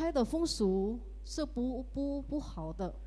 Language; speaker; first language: Chinese; early bilingual, heritage; Indonesian